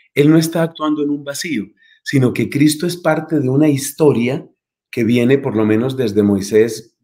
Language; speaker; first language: Spanish; native; Spanish